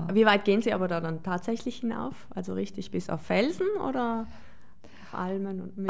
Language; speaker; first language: German; native; German